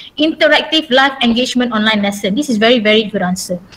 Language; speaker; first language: English; non-native, local second language; Malay